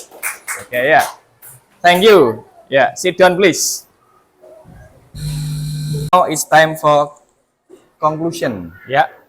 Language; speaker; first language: English; non-native, fluent; Indonesian